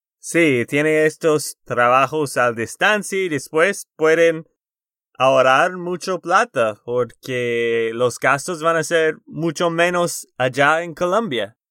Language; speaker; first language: Spanish; non-native, fluent; English